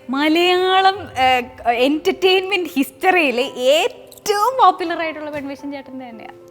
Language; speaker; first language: Malayalam; native; Malayalam